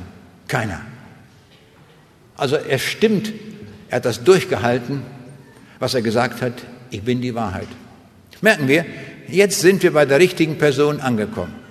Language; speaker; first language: German; native; German